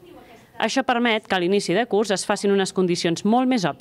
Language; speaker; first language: Catalan; native; Catalan